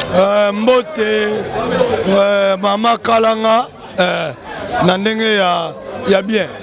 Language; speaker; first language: Lingala; native; Lingala